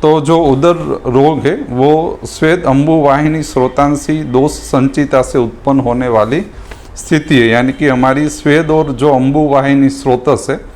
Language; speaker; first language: Hindi; non-native, local second language; Gujarati